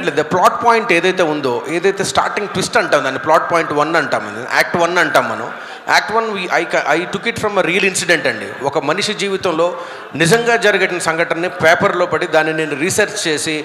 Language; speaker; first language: Telugu; native; Telugu